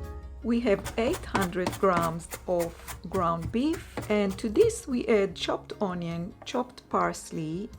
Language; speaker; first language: English; non-native, fluent; Hebrew